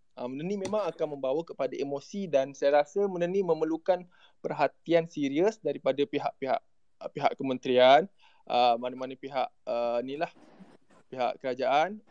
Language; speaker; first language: Malay; native; Malay